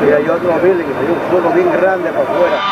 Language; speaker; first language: Spanish; native; Spanish